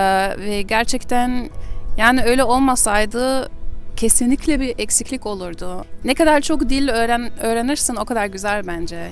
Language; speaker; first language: Turkish; early bilingual, heritage; German